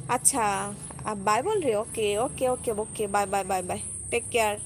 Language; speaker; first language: Hindi; non-native, local second language; Bangla